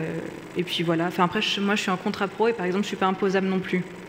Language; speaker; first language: French; native; French